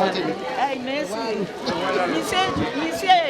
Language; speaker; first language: French; early bilingual, heritage; Spanish